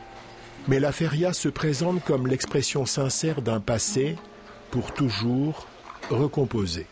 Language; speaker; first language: French; native; French